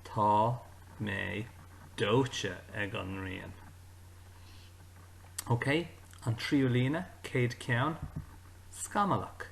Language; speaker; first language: Irish; non-native, local second language; English